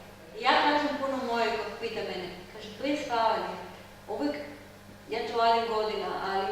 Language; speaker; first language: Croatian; non-native, learner; Hebrew